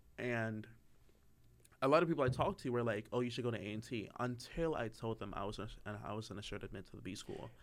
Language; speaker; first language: English; native; English